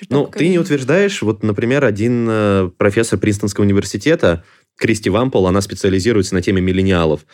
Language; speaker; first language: Russian; native; Russian